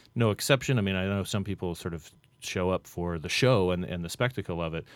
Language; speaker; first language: English; native; English